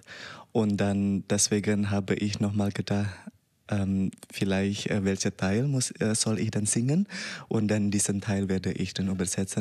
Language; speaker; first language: German; non-native, learner; Indonesian